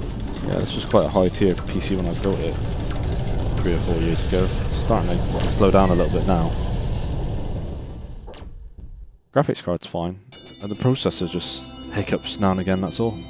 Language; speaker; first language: English; native; English